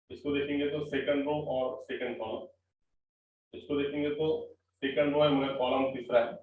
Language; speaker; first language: Hindi; non-native, local second language; Marathi